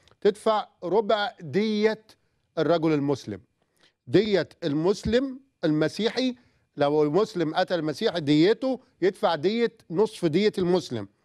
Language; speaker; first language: Arabic; native; Arabic